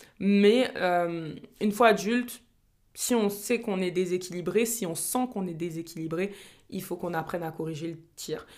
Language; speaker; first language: French; native; French